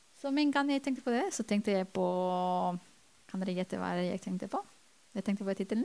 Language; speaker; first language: Norwegian; non-native, fluent; Spanish